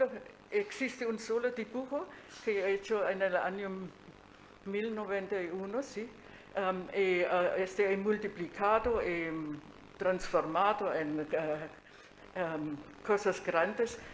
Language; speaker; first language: Spanish; non-native, fluent; German